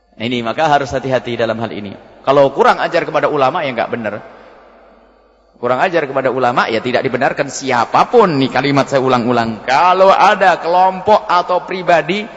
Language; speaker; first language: Indonesian; non-native, local second language; Javanese